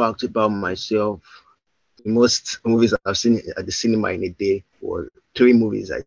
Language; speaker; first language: English; non-native, local second language; Yoruba